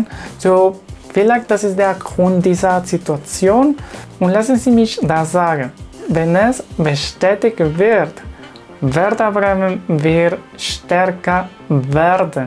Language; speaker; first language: German; non-native, learner; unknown